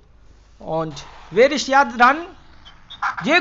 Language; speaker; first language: German; non-native, fluent; Hindi